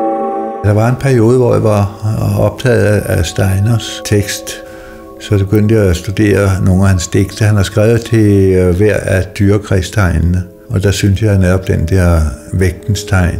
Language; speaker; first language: Danish; native; Danish